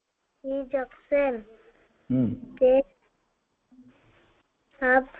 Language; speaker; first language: English; non-native, learner; Odia